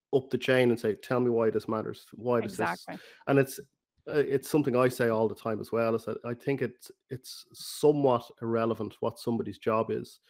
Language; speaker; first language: English; native; English